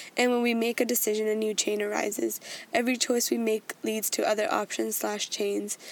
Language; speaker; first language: English; native; English